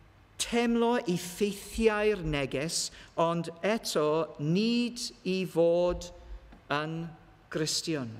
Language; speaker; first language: Welsh; non-native, learner; English